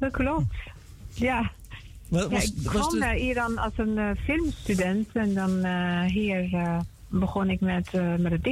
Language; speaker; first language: Dutch; non-native, fluent; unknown